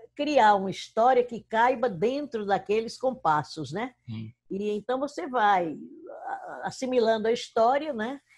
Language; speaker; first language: Portuguese; native; Portuguese